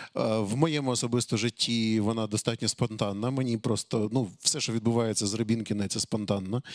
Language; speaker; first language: Ukrainian; native; Ukrainian